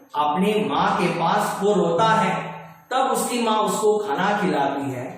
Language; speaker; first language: Hindi; non-native, local second language; Marathi